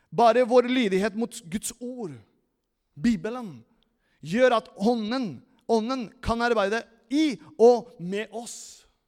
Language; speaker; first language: Norwegian; non-native, fluent; Spanish